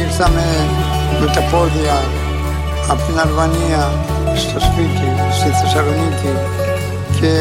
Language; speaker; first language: Greek; non-native, local second language; Ladino